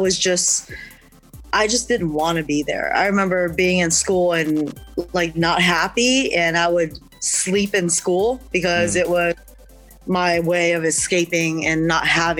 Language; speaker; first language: English; early bilingual, other home language; Chinese